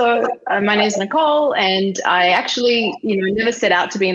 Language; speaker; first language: English; native; English